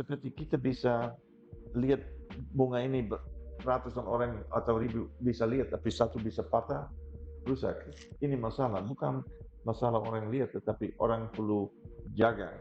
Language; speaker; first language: Indonesian; non-native, fluent; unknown